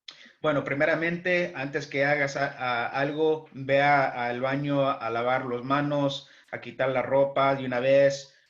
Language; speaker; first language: Spanish; early bilingual, heritage; English